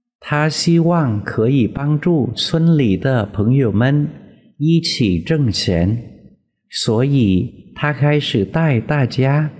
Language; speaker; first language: Chinese; non-native, fluent; Vietnamese